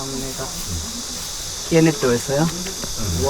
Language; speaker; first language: Korean; non-native, fluent; English